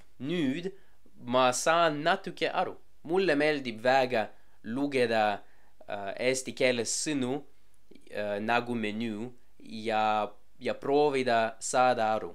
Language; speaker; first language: Estonian; non-native, learner; English